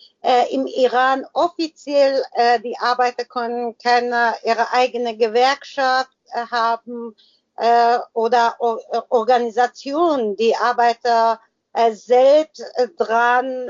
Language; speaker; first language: German; non-native, learner; Persian